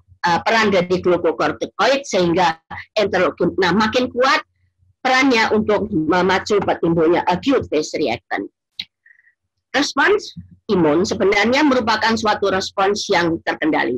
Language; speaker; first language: Indonesian; native; Indonesian